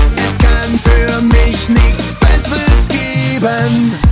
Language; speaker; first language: German; non-native, learner; Dutch